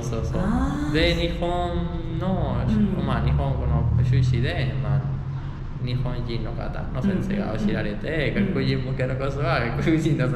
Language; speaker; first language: Japanese; non-native, fluent; Spanish